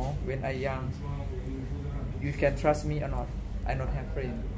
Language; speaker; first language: English; non-native, learner; Thai